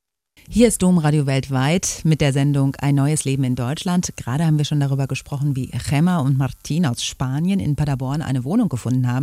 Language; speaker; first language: German; native; German